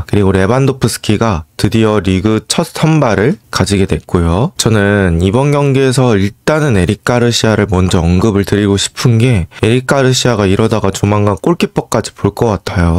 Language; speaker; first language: Korean; native; Korean